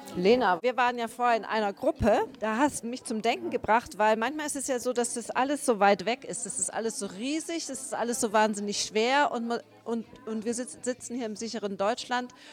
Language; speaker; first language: German; native; German